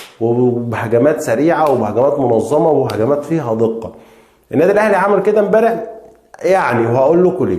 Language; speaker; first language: Arabic; native; Arabic